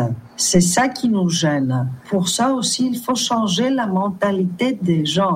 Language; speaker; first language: French; non-native, fluent; Greek